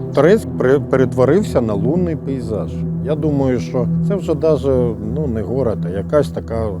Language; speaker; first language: Ukrainian; early bilingual, other home language; Russian